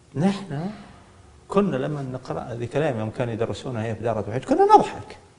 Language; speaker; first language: Arabic; native; Arabic